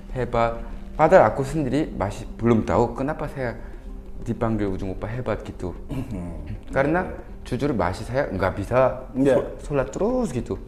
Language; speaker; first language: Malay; non-native, fluent; Korean